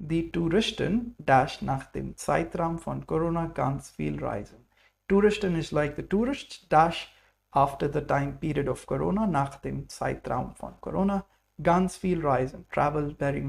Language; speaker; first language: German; non-native, fluent; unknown